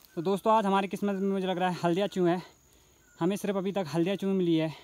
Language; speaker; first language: Hindi; native; Hindi